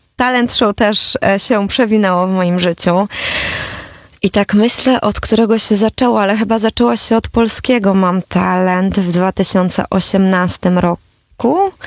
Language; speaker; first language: Polish; native; Polish